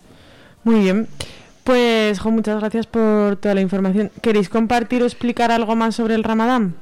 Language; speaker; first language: Spanish; native; Spanish